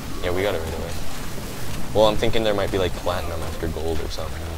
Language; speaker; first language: English; native; English